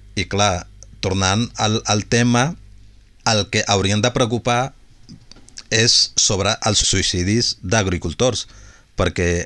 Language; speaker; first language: Catalan; non-native, fluent; Urdu